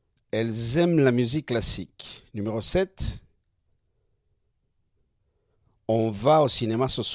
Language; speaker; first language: French; non-native, fluent; Spanish